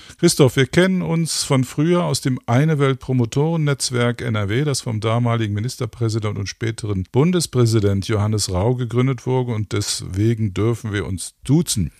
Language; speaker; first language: German; native; German